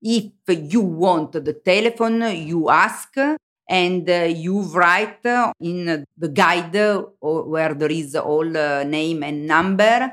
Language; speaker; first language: English; non-native, learner; Italian